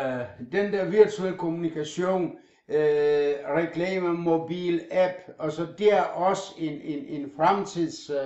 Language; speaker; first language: Danish; non-native, fluent; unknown